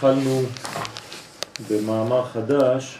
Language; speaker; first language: Hebrew; non-native, fluent; French